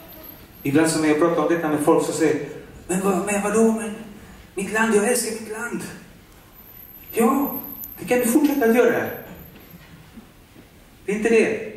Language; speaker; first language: Swedish; non-native, fluent; Spanish